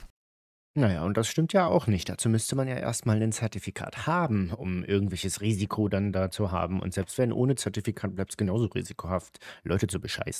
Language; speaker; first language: German; native; German